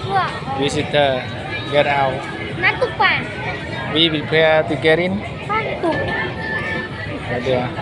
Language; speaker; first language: English; non-native, learner; Vietnamese